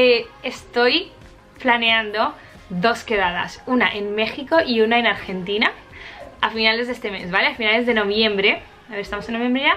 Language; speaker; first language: Spanish; native; Spanish